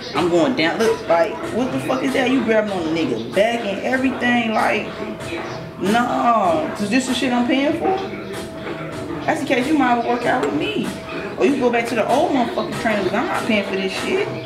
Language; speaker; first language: English; native; English